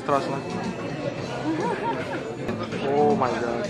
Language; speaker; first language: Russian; non-native, learner; Indonesian